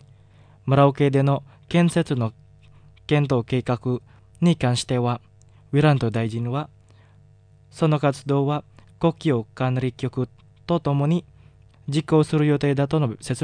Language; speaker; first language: Japanese; non-native, fluent; Indonesian